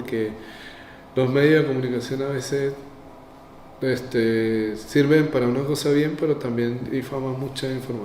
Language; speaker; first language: Spanish; native; Spanish